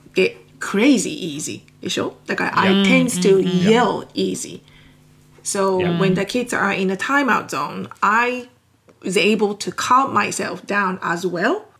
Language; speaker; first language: English; non-native, fluent; Japanese